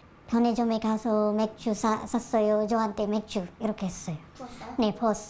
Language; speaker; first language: Korean; non-native, learner; Thai